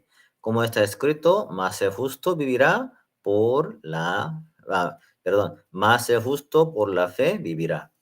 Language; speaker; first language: Spanish; non-native, learner; Korean